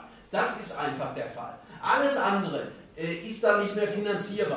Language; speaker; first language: German; native; German